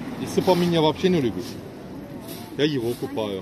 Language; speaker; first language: Russian; non-native, learner; Turkish